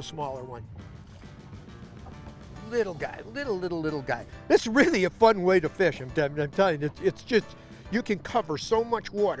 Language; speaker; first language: English; native; English